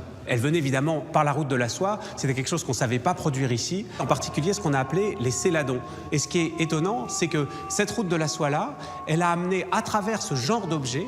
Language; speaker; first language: French; native; French